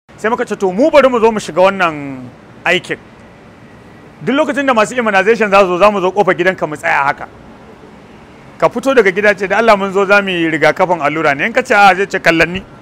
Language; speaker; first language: Hausa; native; Hausa